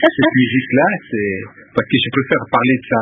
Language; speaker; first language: French; non-native, local second language; Lingala